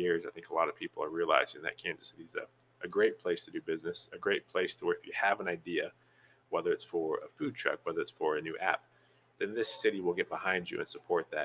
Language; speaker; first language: English; native; English